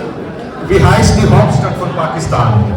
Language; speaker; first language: German; non-native, fluent; Urdu